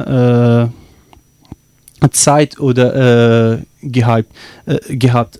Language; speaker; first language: German; non-native, learner; Arabic